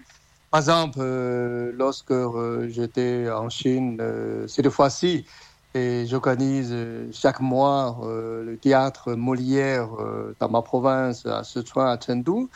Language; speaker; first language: French; non-native, fluent; Chinese